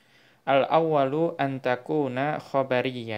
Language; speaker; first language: Arabic; non-native, fluent; Indonesian